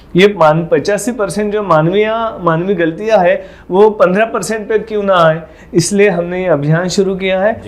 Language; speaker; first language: Hindi; non-native, local second language; Marathi